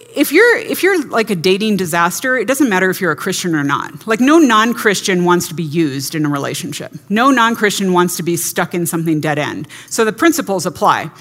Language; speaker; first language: English; native; English